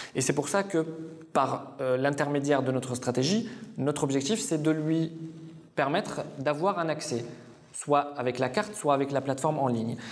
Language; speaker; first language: French; non-native, fluent; Arabic